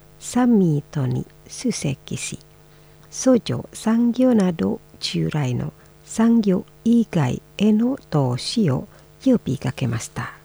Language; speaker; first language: Japanese; non-native, fluent; Indonesian